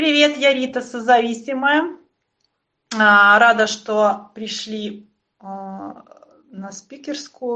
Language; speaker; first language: Russian; native; Russian